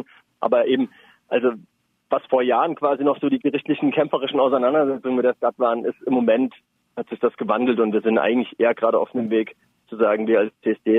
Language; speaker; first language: German; native; German